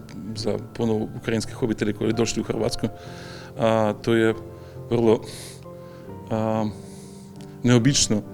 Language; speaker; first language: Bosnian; non-native, learner; Ukrainian